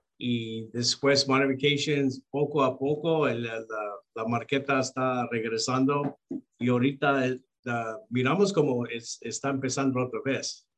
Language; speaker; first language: Spanish; early bilingual, heritage; Spanish